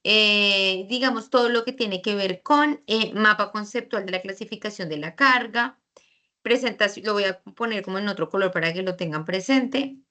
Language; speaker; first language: Spanish; native; Spanish